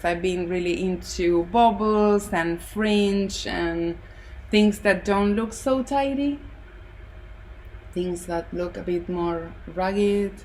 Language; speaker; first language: English; non-native, fluent; Spanish